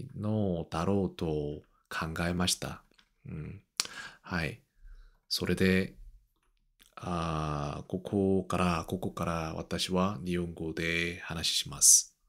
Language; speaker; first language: Japanese; non-native, learner; Korean